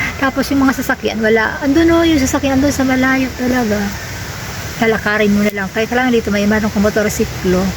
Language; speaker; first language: Filipino; non-native, local second language; Bikol